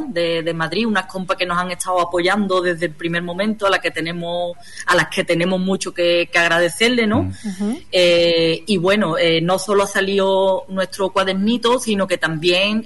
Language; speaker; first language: Spanish; native; Spanish